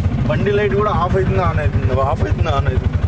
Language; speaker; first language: Telugu; native; Telugu